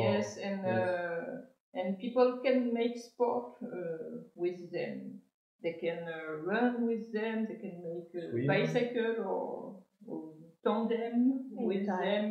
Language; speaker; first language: English; non-native, learner; French